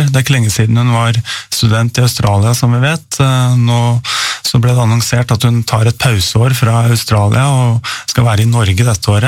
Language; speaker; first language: Norwegian; native; Norwegian